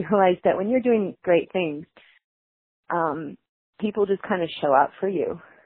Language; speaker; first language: English; native; English